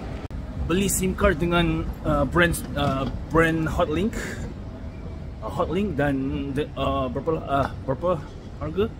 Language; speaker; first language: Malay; non-native, fluent; Korean